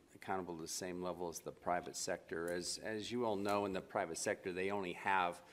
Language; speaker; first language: English; native; English